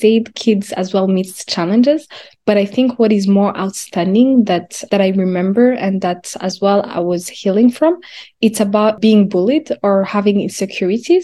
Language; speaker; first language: English; non-native, local second language; Kinyarwanda